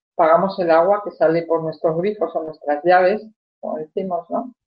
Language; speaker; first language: Spanish; native; Spanish